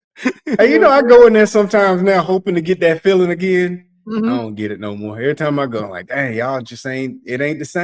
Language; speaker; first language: English; native; English